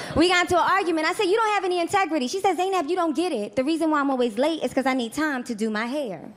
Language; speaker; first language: English; native; English